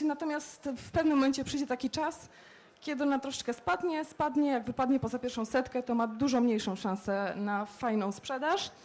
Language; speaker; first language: Polish; native; Polish